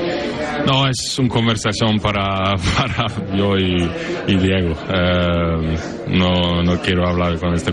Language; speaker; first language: Spanish; non-native, learner; Norwegian